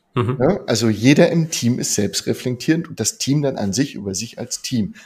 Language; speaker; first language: German; native; German